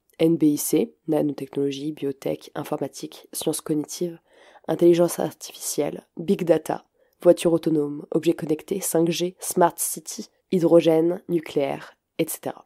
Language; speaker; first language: French; native; French